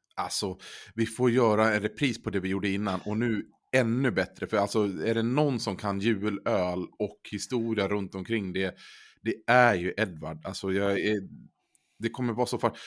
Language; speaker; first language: Swedish; native; Swedish